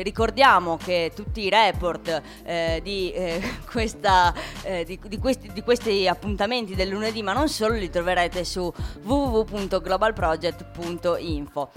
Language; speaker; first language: Italian; native; Italian